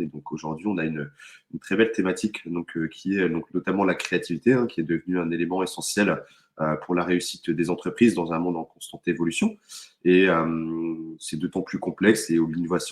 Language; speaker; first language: French; native; French